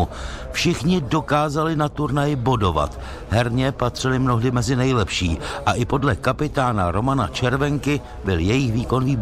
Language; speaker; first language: Czech; native; Czech